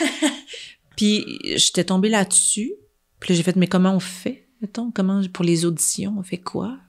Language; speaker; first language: French; native; French